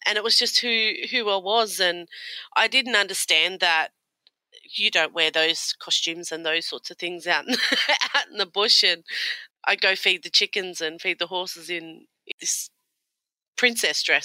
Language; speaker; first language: English; native; English